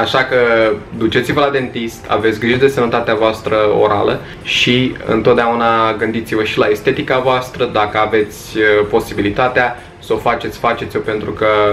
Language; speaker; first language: Romanian; native; Romanian